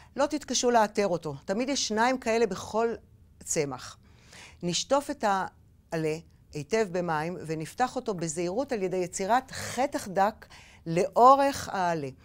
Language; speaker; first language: Hebrew; native; Hebrew